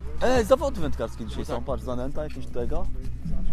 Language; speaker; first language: Polish; native; Polish